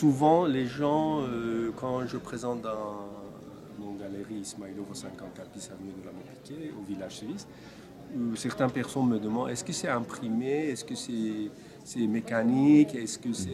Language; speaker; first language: French; non-native, fluent; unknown